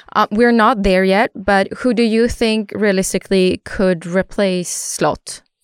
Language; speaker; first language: English; non-native, fluent; Swedish